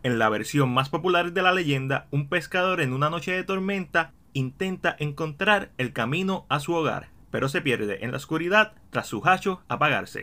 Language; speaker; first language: Spanish; native; Spanish